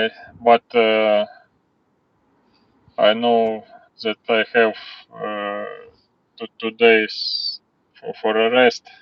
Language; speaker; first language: English; non-native, learner; Russian